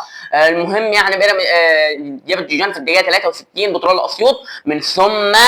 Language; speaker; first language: Arabic; native; Arabic